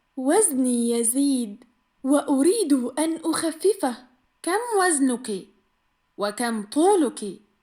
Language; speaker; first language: Arabic; non-native, fluent; Turkish